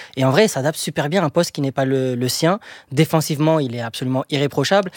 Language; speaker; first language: French; native; French